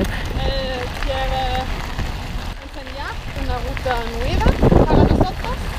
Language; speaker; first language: Spanish; non-native, learner; German